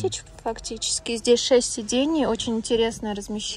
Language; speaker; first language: Russian; native; Russian